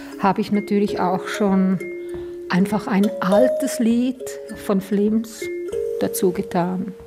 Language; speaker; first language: German; native; German